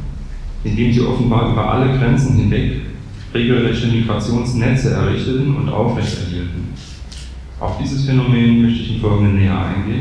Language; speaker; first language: German; native; German